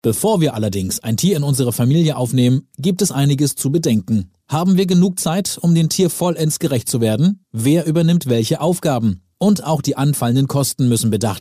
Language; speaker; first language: German; native; German